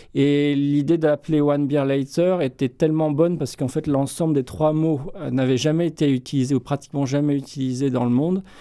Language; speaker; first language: French; native; French